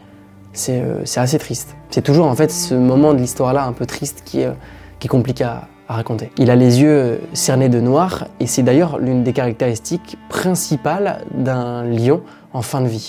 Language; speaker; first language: French; native; French